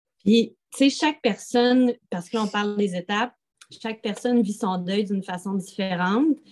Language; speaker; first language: French; native; French